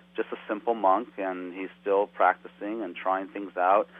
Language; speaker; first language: English; native; English